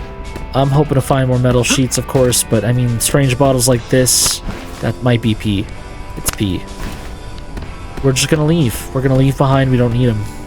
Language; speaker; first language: English; native; English